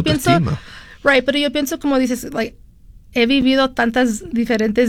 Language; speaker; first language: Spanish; early bilingual, heritage; Spanish